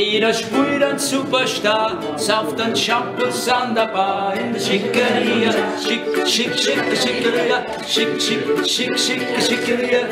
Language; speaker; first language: German; native; German